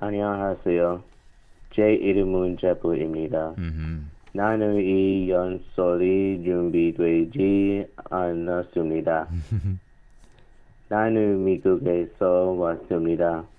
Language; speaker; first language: Korean; non-native, learner; English